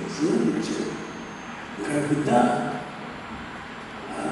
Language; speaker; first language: Russian; native; Russian